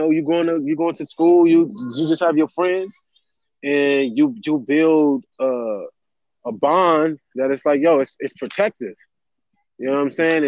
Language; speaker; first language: English; native; English